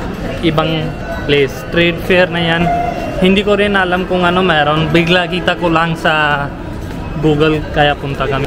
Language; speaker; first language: Filipino; non-native, learner; Hindi